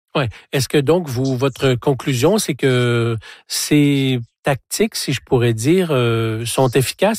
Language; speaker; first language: French; native; French